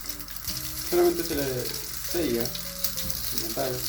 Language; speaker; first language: Spanish; native; Spanish